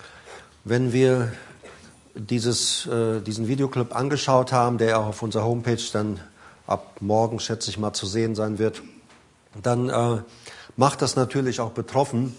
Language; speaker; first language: German; native; German